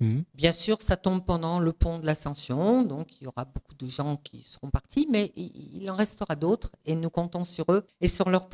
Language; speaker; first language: French; native; French